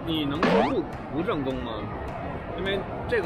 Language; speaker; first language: Chinese; non-native, fluent; English